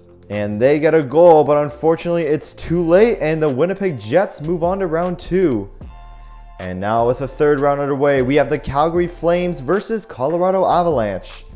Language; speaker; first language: English; native; English